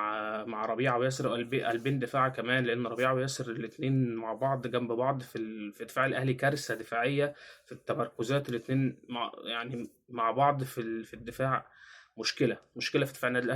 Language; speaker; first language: Arabic; native; Arabic